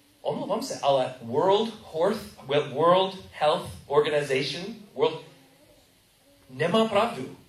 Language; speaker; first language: Czech; non-native, learner; English